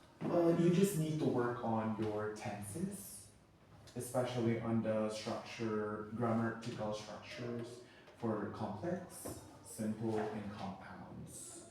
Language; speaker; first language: English; non-native, fluent; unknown